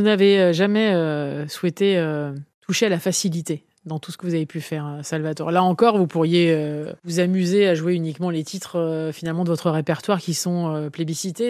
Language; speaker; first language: French; native; French